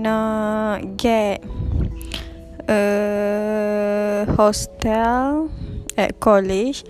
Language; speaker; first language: English; non-native, learner; Malay